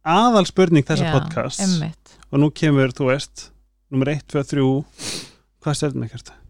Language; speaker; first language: Icelandic; native; Icelandic